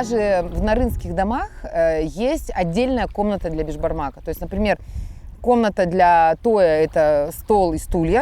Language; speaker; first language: Russian; native; Russian